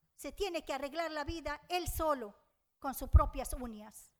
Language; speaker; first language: Spanish; non-native, fluent; Arabic